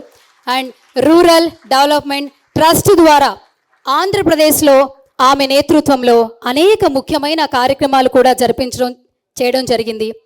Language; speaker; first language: Telugu; native; Telugu